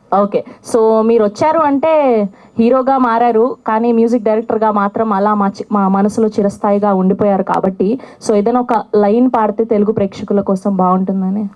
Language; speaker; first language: Telugu; native; Telugu